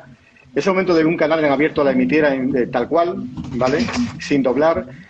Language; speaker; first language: Spanish; native; Spanish